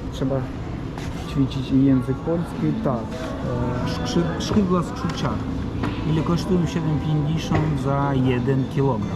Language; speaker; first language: Polish; non-native, learner; Ukrainian